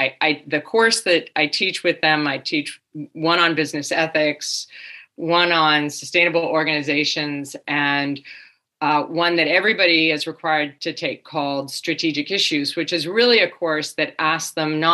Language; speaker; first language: English; native; English